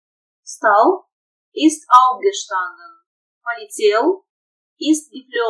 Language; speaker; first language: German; non-native, fluent; Russian